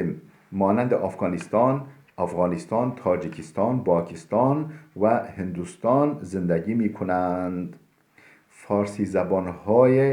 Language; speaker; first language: Persian; non-native, fluent; Turkish